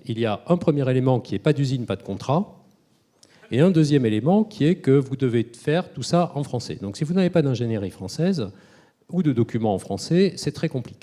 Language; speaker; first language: French; native; French